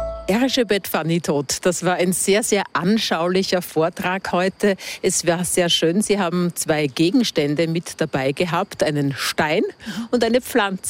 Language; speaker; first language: German; native; German